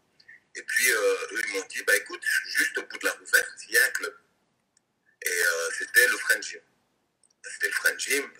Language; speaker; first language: French; native; French